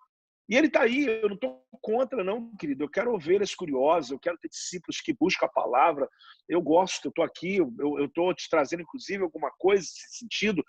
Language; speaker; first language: Portuguese; native; Portuguese